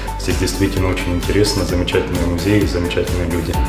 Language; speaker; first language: Russian; non-native, fluent; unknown